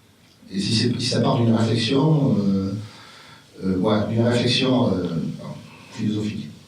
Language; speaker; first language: French; native; French